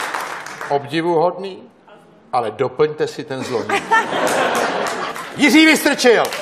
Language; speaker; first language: Czech; native; Czech